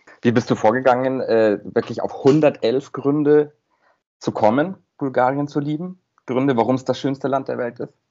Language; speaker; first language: German; native; German